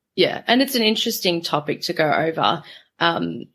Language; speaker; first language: English; native; English